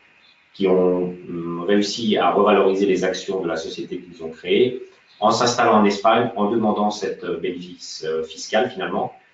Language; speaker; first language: French; native; French